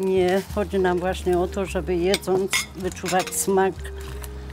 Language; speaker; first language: Polish; native; Polish